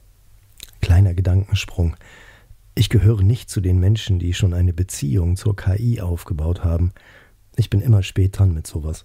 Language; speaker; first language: German; native; German